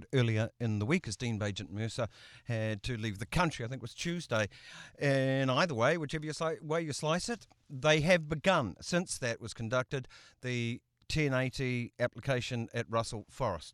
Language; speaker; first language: English; native; English